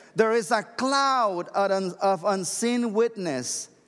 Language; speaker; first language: English; non-native, fluent; Spanish